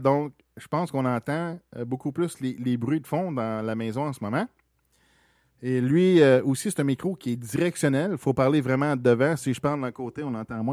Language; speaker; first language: French; native; French